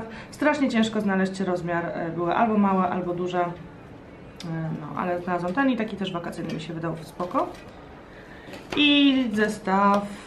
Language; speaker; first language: Polish; native; Polish